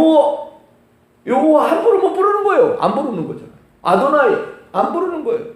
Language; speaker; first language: Korean; native; Korean